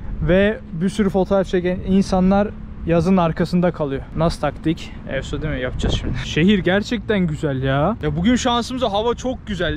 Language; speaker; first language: Turkish; native; Turkish